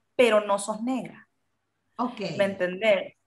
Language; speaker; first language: Spanish; native; Spanish